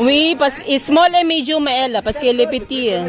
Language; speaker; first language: French; non-native, learner; Iloko